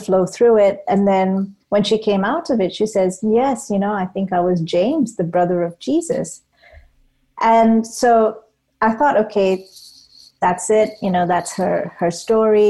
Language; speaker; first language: English; non-native, local second language; Tamil